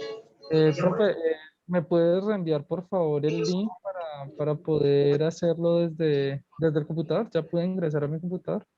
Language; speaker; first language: Spanish; native; Spanish